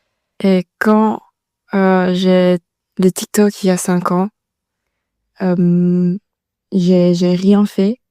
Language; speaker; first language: French; non-native, learner; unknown